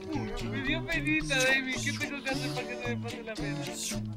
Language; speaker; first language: Spanish; native; Spanish